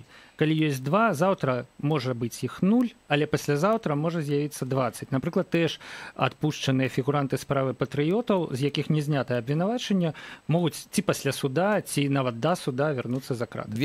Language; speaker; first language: Belarusian; native; Belarusian